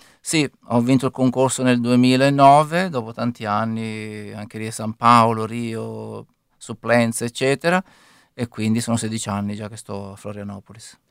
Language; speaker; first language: Italian; native; Italian